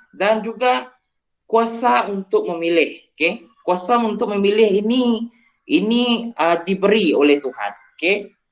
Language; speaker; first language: Malay; non-native, local second language; Iban